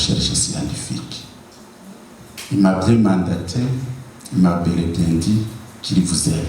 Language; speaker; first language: French; non-native, local second language; Rundi